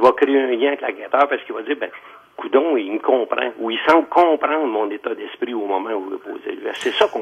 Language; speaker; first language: French; native; French